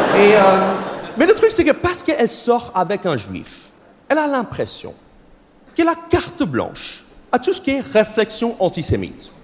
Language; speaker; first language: French; non-native, fluent; English